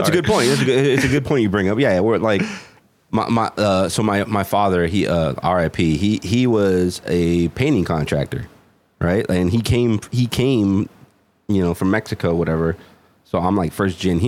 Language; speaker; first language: English; native; English